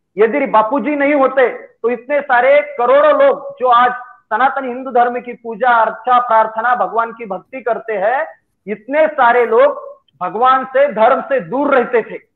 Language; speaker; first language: Hindi; non-native, local second language; Marathi